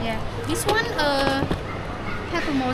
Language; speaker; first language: English; non-native, learner; Khmer